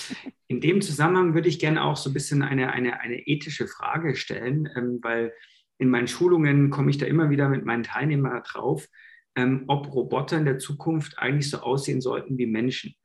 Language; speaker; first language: German; native; German